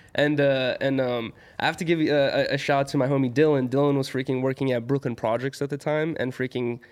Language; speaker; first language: English; native; English